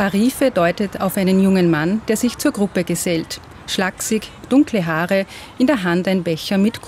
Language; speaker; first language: German; native; German